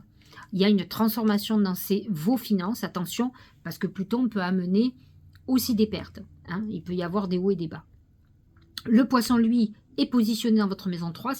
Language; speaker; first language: French; native; French